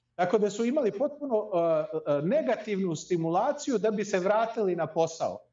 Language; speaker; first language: Serbian; early bilingual, heritage; Serbian